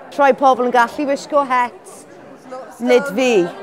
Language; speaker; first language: Welsh; non-native, learner; English